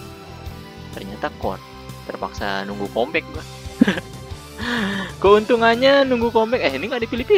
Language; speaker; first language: Indonesian; native; Indonesian